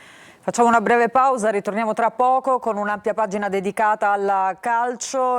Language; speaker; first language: Italian; native; Italian